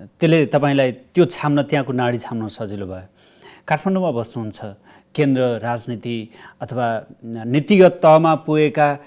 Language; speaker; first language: Nepali; native; Nepali